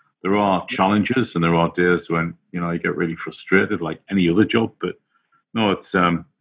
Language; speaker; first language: English; native; English